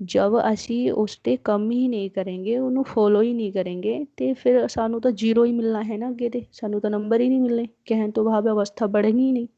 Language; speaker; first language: Hindi; non-native, local second language; Punjabi